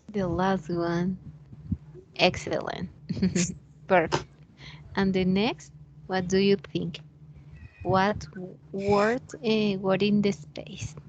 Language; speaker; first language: English; non-native, fluent; Spanish